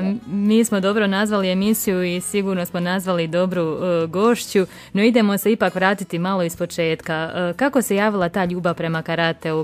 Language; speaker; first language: Croatian; native; Croatian